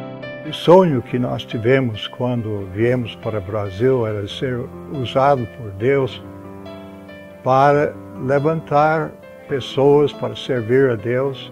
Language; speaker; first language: Portuguese; non-native, fluent; English